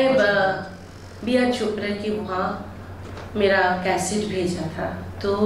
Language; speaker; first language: Hindi; non-native, local second language; Bangla